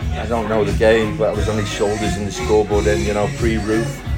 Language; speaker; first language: English; native; English